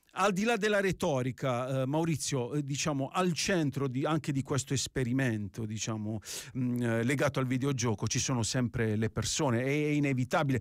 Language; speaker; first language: Italian; native; Italian